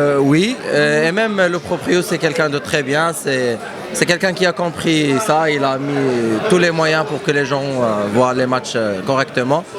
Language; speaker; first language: French; non-native, local second language; Arabic